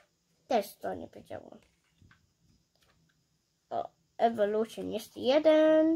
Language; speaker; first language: Polish; early bilingual, heritage; English